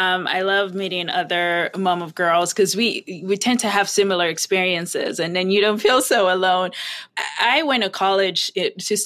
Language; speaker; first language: English; non-native, local second language; Yoruba